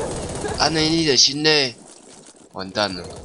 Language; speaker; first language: Chinese; native; Chinese